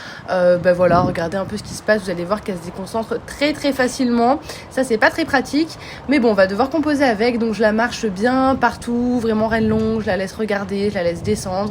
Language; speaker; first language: French; native; French